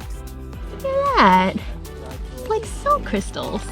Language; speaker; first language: English; native; English